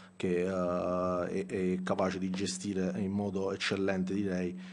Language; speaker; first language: Italian; native; Italian